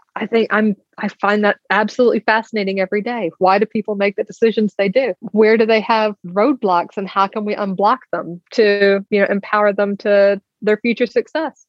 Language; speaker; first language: English; native; English